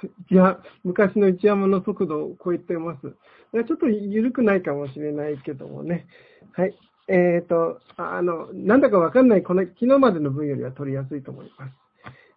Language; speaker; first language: Japanese; native; Japanese